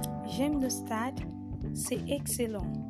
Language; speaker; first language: French; non-native, learner; English